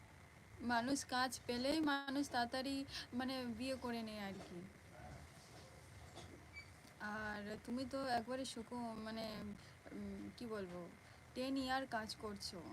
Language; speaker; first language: Bangla; non-native, local second language; Santali